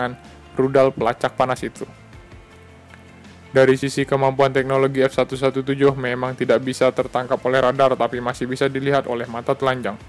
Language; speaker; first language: Indonesian; native; Indonesian